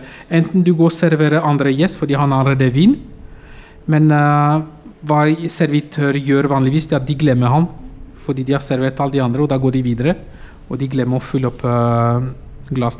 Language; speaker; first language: Norwegian; non-native, fluent; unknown